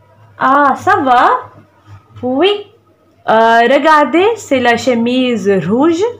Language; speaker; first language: French; non-native, fluent; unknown